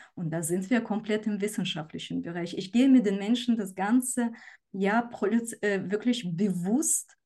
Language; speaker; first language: German; non-native, fluent; Ukrainian